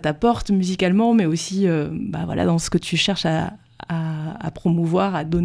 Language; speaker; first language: French; native; French